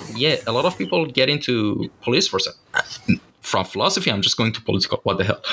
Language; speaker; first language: English; non-native, fluent; Persian